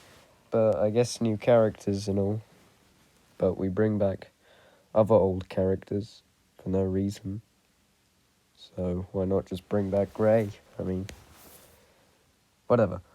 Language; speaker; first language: English; native; English